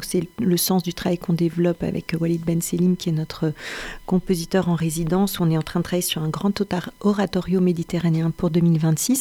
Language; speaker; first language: French; native; French